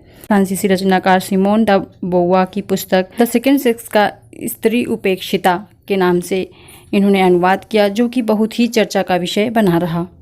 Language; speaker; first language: Hindi; native; Hindi